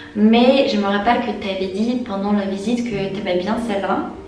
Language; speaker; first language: French; non-native, fluent; English